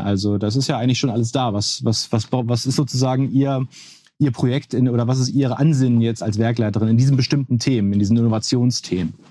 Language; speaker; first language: German; native; German